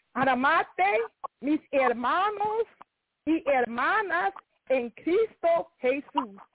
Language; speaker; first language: Spanish; non-native, learner; English